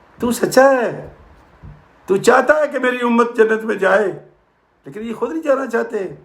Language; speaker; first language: Urdu; non-native, local second language; Punjabi